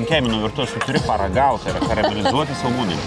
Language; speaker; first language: Lithuanian; native; Lithuanian